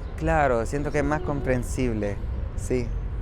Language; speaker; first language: Spanish; non-native, fluent; Arabic